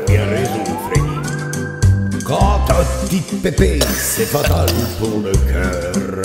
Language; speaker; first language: French; native; French